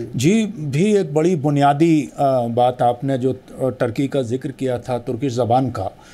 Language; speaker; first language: Hindi; native; Hindi